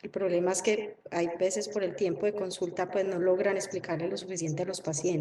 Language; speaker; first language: Spanish; native; Spanish